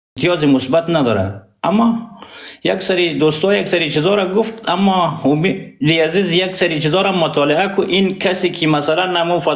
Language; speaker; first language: Persian; non-native, local second language; Pashto